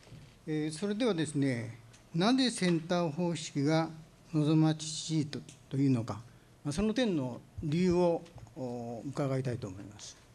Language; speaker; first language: Japanese; native; Japanese